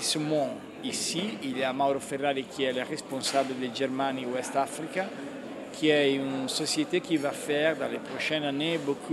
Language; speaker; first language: French; non-native, fluent; Italian